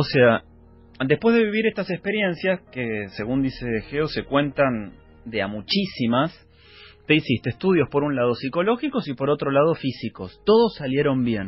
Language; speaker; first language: Spanish; native; Spanish